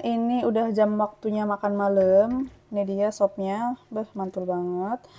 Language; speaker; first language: Indonesian; native; Indonesian